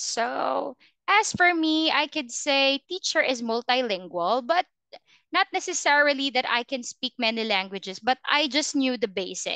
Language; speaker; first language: English; non-native, fluent; Filipino